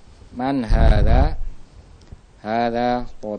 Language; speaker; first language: Arabic; non-native, learner; Indonesian